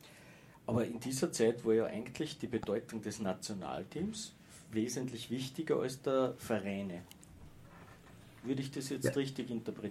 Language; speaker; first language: German; native; German